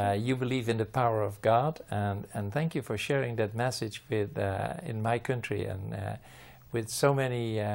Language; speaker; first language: English; non-native, fluent; Dutch